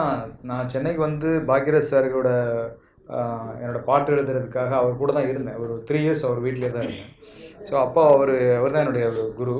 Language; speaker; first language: Tamil; native; Tamil